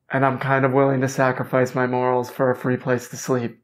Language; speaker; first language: English; native; English